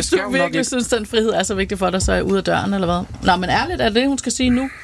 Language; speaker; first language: Danish; native; Danish